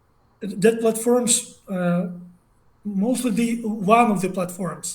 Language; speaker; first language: English; non-native, learner; Russian